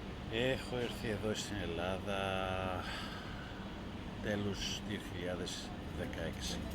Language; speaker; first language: Greek; non-native, learner; Persian